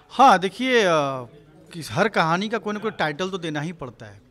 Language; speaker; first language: Hindi; native; Hindi